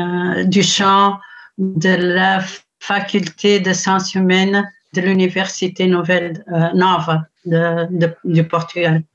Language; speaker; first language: French; non-native, fluent; Kabuverdianu